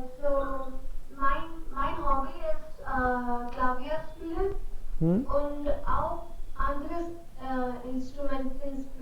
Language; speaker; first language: German; non-native, learner; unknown